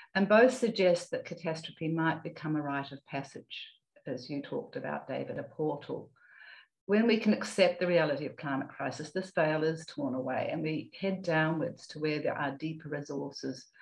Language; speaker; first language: English; native; English